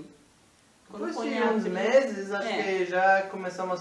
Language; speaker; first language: Portuguese; non-native, fluent; English